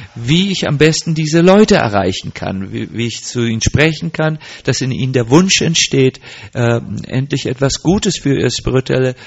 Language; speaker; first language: German; native; German